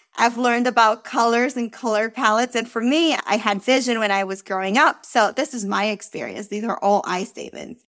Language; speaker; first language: English; early bilingual, other home language; Spanish